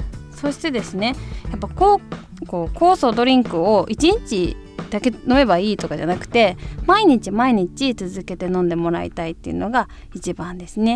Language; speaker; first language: Japanese; native; Japanese